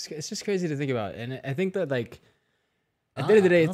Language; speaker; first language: English; native; English